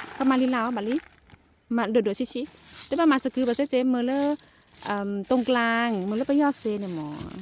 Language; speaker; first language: Thai; non-native, local second language; Karen languages